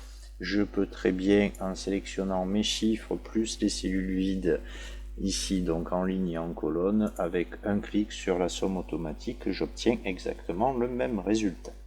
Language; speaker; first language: French; native; French